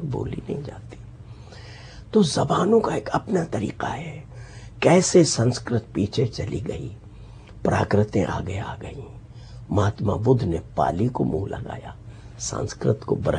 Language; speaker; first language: Urdu; native; Urdu